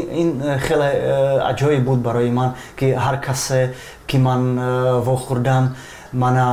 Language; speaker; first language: Persian; non-native, fluent; Czech